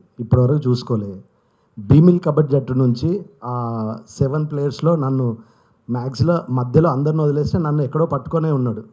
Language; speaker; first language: Telugu; native; Telugu